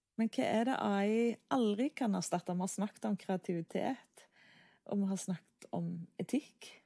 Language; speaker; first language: Norwegian; native; Norwegian